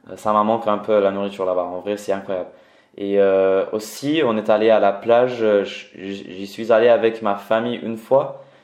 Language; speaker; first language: French; early bilingual, other home language; English